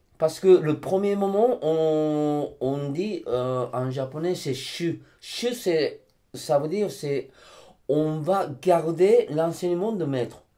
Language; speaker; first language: French; non-native, fluent; Japanese